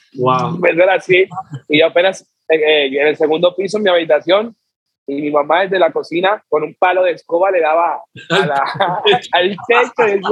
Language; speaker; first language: Spanish; native; Spanish